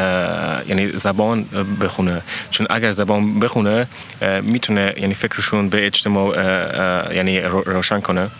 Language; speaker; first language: Persian; early bilingual, heritage; Persian